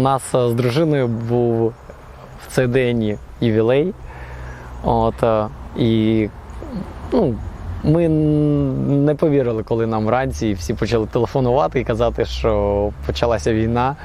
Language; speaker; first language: Ukrainian; native; Ukrainian